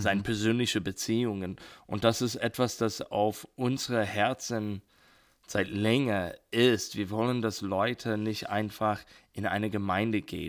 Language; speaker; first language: German; non-native, learner; English